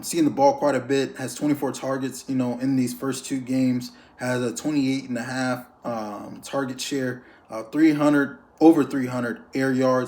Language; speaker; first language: English; native; English